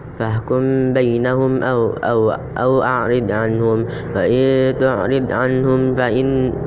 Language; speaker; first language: Arabic; non-native, learner; Indonesian